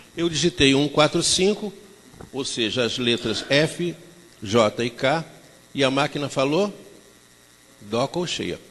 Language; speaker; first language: Portuguese; native; Portuguese